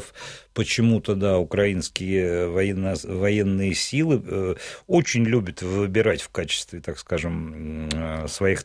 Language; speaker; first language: Russian; native; Russian